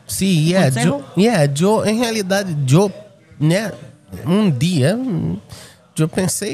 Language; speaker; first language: Spanish; non-native, fluent; Portuguese